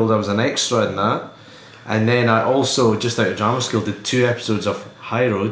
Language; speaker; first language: English; native; English